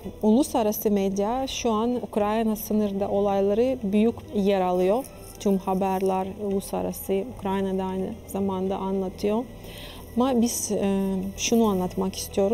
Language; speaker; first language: Turkish; non-native, fluent; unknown